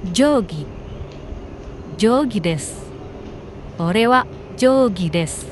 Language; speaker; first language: Japanese; non-native, fluent; Indonesian